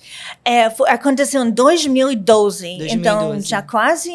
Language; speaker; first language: Portuguese; non-native, learner; English